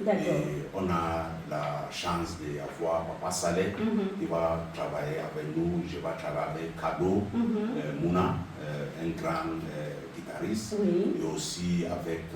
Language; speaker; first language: French; non-native, local second language; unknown